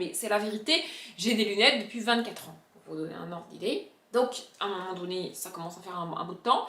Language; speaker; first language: French; native; French